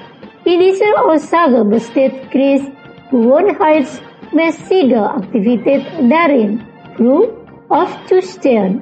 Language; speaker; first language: German; non-native, fluent; Indonesian